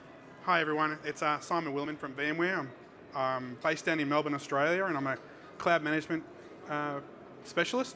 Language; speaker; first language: English; native; English